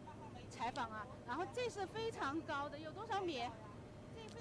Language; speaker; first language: Chinese; native; Chinese